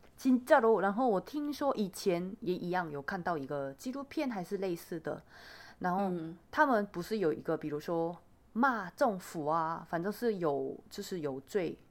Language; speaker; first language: Chinese; non-native, fluent; Korean